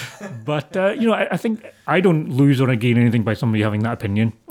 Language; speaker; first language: English; native; English